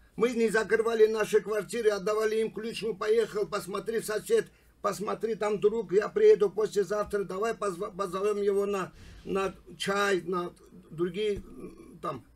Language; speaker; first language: Russian; non-native, local second language; Armenian